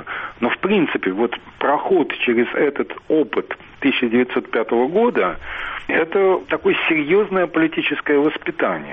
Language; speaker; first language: Russian; native; Russian